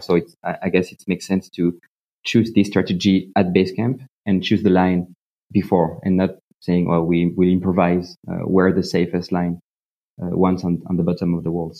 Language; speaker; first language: English; non-native, fluent; French